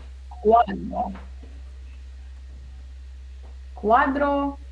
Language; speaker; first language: Spanish; non-native, learner; Russian